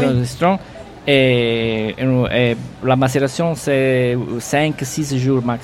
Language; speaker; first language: French; non-native, learner; Italian